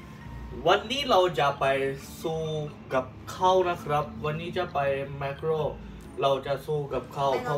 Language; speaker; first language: Thai; non-native, fluent; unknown